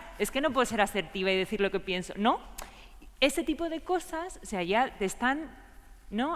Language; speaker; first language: Spanish; native; Spanish